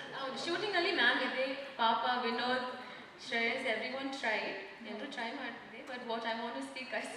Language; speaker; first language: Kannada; non-native, learner; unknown